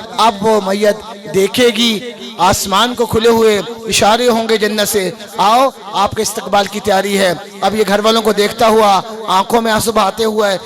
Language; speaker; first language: Urdu; non-native, local second language; Punjabi